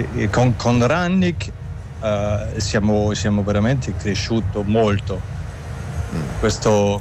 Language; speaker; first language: Italian; non-native, fluent; German